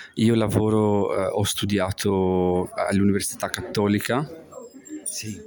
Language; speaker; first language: Italian; non-native, fluent; Albanian